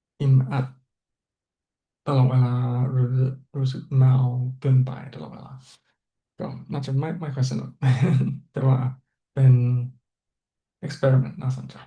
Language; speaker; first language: Thai; non-native, learner; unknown